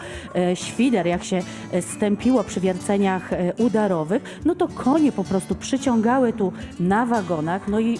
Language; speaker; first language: Polish; native; Polish